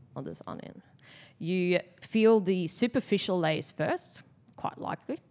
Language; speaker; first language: English; non-native, fluent; Swedish